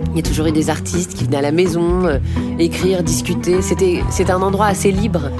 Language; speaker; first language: French; native; French